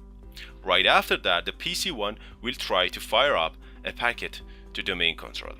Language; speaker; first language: English; non-native, fluent; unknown